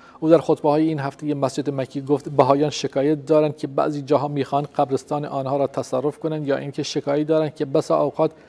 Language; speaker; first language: Persian; non-native, local second language; Central Kurdish